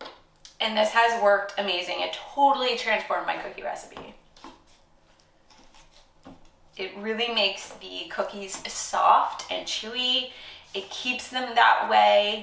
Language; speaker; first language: English; native; English